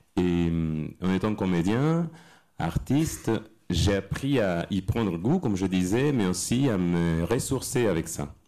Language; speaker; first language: French; non-native, fluent; Spanish